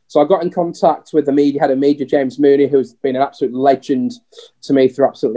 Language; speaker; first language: English; native; English